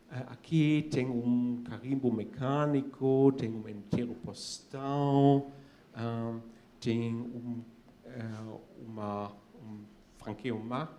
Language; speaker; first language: Portuguese; non-native, fluent; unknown